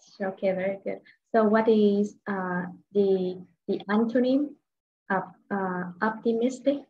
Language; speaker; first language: English; non-native, fluent; Vietnamese